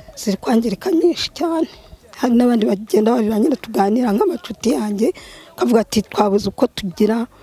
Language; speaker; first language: Kinyarwanda; native; Kinyarwanda